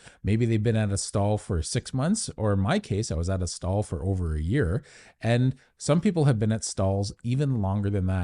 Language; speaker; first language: English; native; English